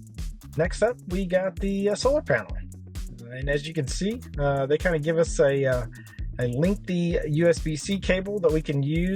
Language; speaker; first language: English; native; English